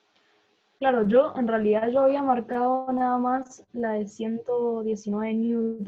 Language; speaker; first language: Spanish; native; Spanish